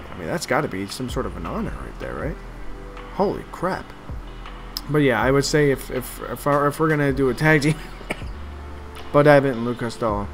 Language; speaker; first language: English; native; English